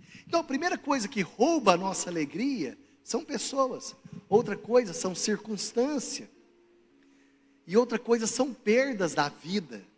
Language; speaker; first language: Portuguese; native; Portuguese